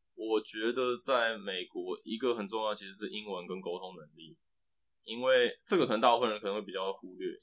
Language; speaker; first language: Chinese; native; Chinese